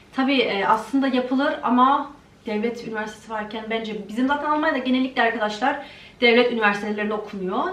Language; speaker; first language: Turkish; early bilingual, heritage; Turkish